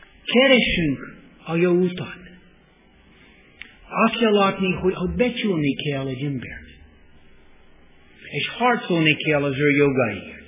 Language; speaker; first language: Hungarian; non-native, fluent; English